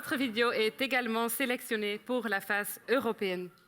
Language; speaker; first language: French; non-native, local second language; Dutch